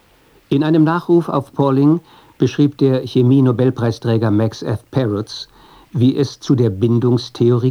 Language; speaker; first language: German; native; German